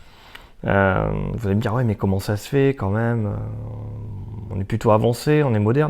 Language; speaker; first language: French; native; French